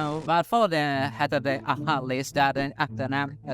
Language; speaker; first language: Swedish; non-native, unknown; Filipino